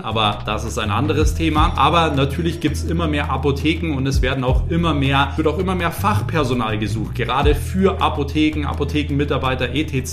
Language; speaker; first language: German; native; German